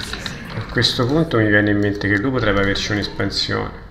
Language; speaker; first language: Italian; native; Italian